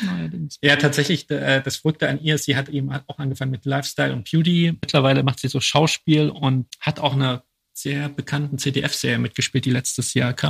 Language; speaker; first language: German; native; German